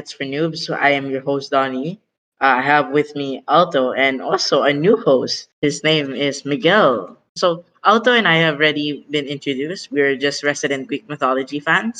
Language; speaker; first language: English; non-native, local second language; Filipino